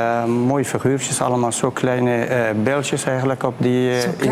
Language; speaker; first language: Dutch; non-native, learner; Persian